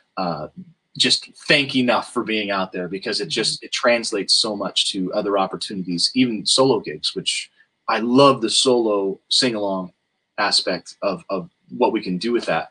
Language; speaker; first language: English; native; English